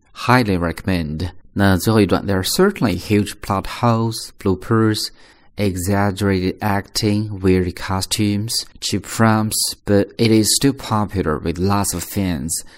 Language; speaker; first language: English; non-native, fluent; Chinese